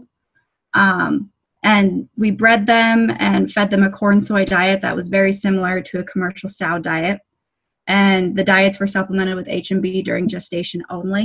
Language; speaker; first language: English; native; English